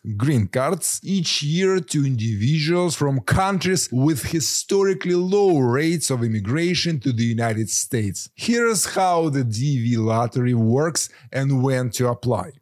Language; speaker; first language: English; non-native, fluent; Ukrainian